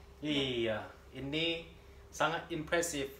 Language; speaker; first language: Indonesian; non-native, learner; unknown